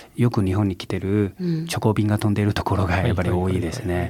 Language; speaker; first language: Japanese; non-native, fluent; Chinese